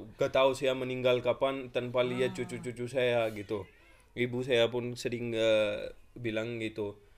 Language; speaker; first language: Indonesian; non-native, fluent; Urdu